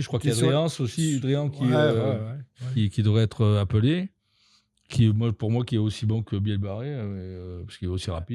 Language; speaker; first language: French; native; French